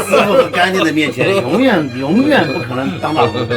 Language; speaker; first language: Chinese; native; Chinese